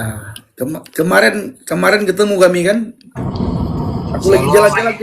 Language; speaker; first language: Indonesian; native; Indonesian